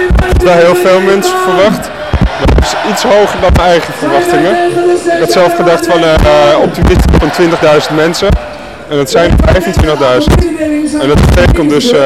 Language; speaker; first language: Dutch; native; Dutch